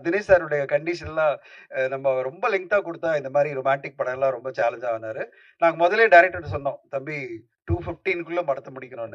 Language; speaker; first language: Tamil; native; Tamil